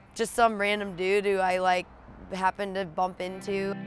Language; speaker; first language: English; native; English